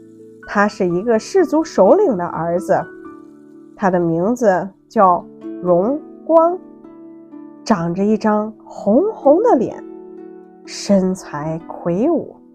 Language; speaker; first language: Chinese; native; Chinese